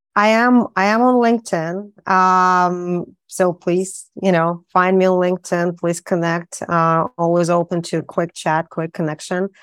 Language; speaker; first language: English; non-native, fluent; Russian